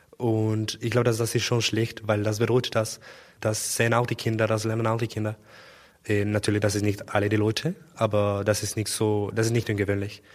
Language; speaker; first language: German; non-native, learner; Spanish